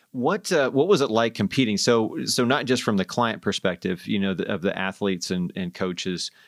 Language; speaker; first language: English; native; English